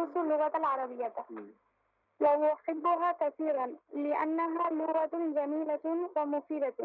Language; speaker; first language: Arabic; non-native, learner; Bangla